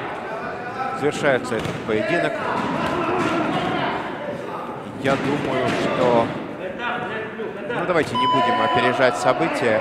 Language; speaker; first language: Russian; native; Russian